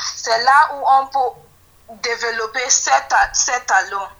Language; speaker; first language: French; non-native, learner; Yoruba